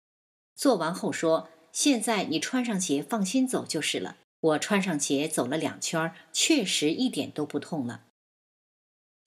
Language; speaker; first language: Chinese; native; Chinese